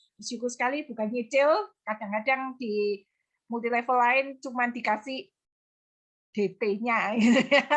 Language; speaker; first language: Indonesian; native; Indonesian